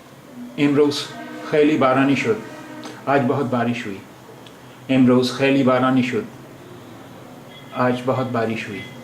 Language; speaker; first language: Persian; non-native, fluent; Urdu